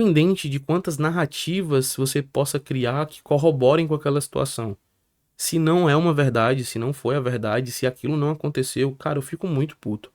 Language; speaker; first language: Portuguese; native; Portuguese